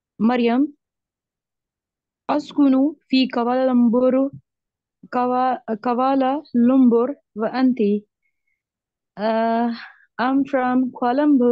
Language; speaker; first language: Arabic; non-native, learner; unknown